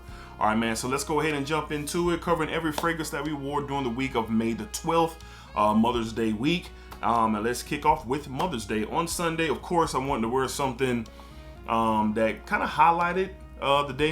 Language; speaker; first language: English; native; English